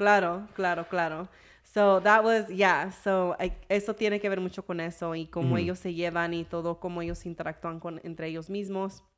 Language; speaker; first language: Spanish; early bilingual, heritage; English